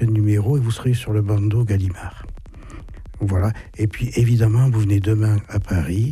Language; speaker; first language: French; native; French